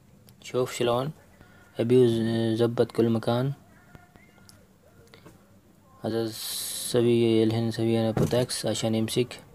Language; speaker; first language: Arabic; non-native, learner; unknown